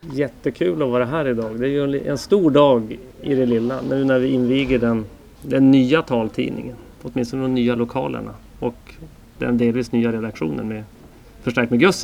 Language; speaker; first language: Swedish; native; Swedish